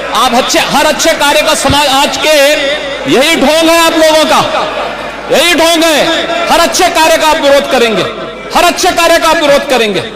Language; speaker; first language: Hindi; native; Hindi